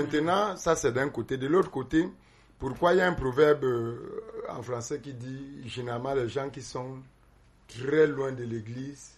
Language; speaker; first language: French; non-native, local second language; Basaa